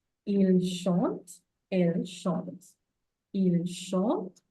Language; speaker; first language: French; non-native, fluent; English